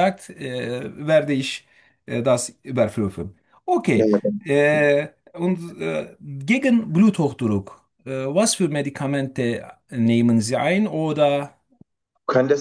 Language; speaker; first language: German; non-native, fluent; Turkish